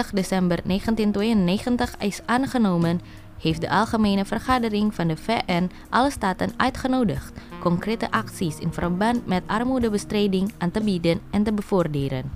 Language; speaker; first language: Dutch; non-native, fluent; Indonesian